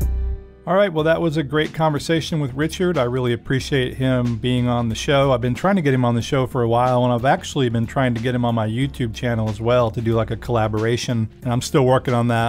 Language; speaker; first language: English; native; English